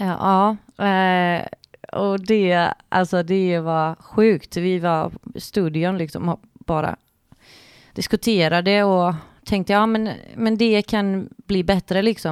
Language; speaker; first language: Swedish; non-native, fluent; Greek